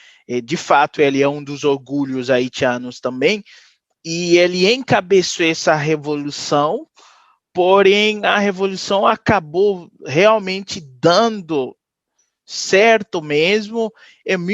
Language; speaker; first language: Portuguese; non-native, fluent; Haitian Creole